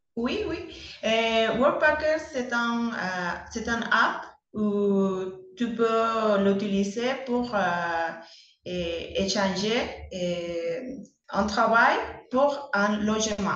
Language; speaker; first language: French; non-native, learner; Spanish